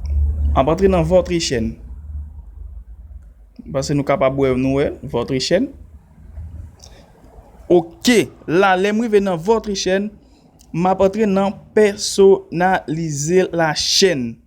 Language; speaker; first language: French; non-native, learner; Haitian Creole